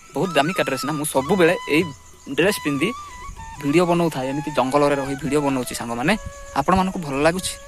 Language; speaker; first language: Odia; non-native, local second language; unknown